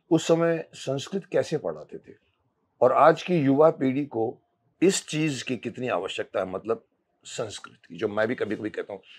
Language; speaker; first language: Hindi; native; Hindi